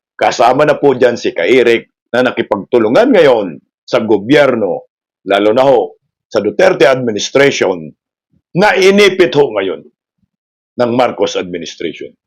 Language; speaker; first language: Filipino; non-native, local second language; Cebuano